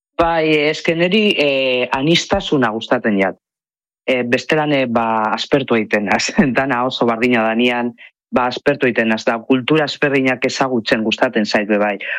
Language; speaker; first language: Basque; non-native, local second language; Spanish